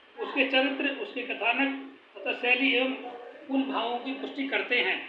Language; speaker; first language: Hindi; native; Hindi